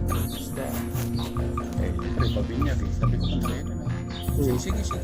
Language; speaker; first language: Filipino; non-native, local second language; Cebuano